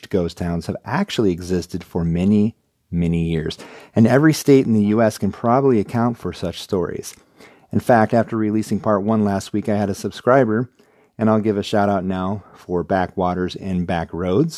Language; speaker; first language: English; native; English